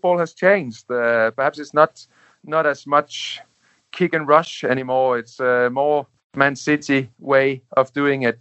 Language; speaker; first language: English; non-native, fluent; Danish